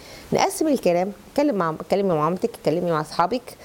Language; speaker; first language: Arabic; native; Arabic